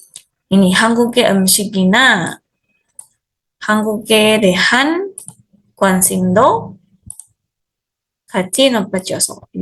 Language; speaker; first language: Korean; non-native, fluent; Indonesian